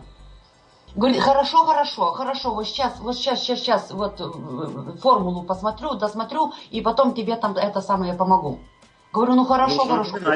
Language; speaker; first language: Russian; non-native, fluent; Lithuanian